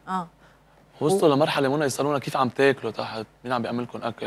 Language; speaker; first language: Arabic; native; Arabic